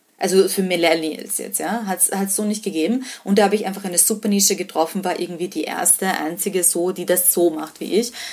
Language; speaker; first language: German; early bilingual, other home language; Serbian